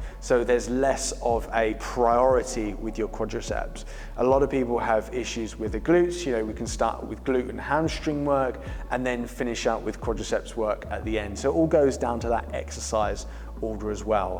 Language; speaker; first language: English; native; English